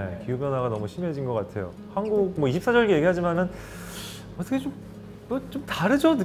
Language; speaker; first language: Korean; native; Korean